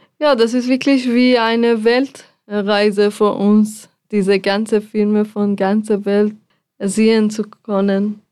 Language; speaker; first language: German; non-native, fluent; Persian